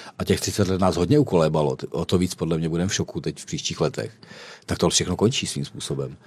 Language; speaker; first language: Czech; native; Czech